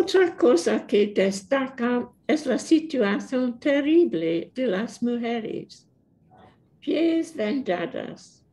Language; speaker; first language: Spanish; non-native, fluent; English